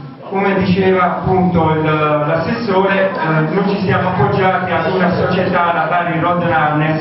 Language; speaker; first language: Italian; native; Italian